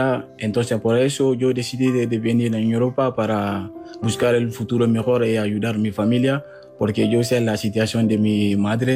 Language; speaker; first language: Spanish; non-native, fluent; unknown